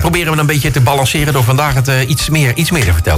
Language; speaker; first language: Dutch; native; Dutch